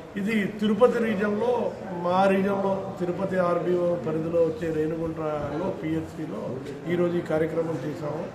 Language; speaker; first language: Telugu; native; Telugu